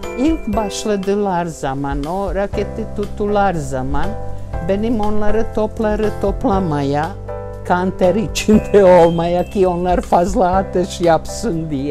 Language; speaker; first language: Turkish; non-native, fluent; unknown